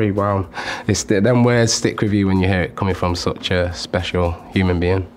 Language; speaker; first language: English; native; English